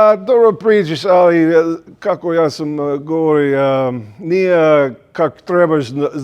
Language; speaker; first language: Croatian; early bilingual, heritage; English